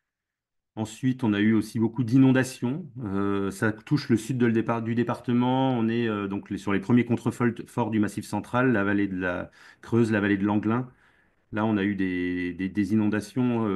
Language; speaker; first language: French; native; French